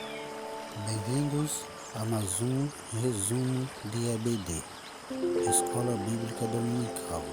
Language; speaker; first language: Portuguese; native; Portuguese